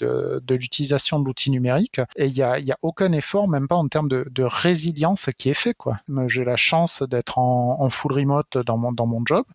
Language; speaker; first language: French; native; French